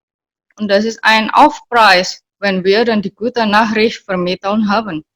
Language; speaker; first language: German; non-native, learner; Indonesian